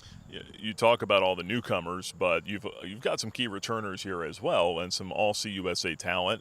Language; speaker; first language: English; native; English